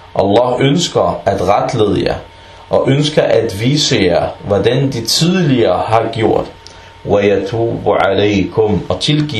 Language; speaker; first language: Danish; early bilingual, other home language; Arabic